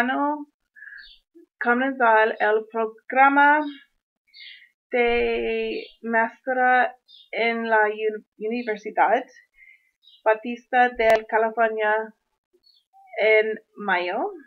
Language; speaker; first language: Spanish; non-native, learner; English